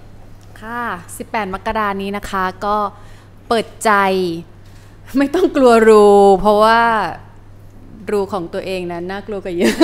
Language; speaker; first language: Thai; native; Thai